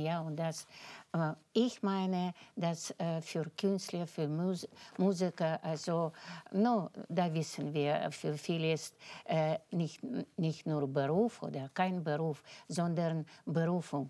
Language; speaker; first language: German; non-native, fluent; Russian